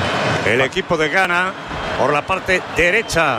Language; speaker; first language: Spanish; native; Spanish